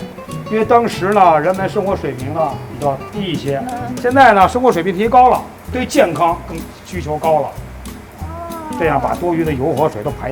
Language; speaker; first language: Chinese; native; Chinese